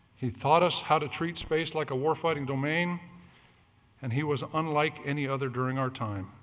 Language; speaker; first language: English; native; English